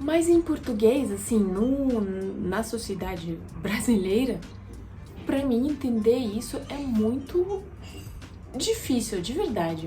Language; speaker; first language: Portuguese; non-native, fluent; Russian